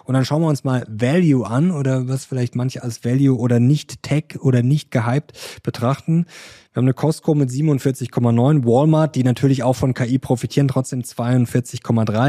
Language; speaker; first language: German; native; German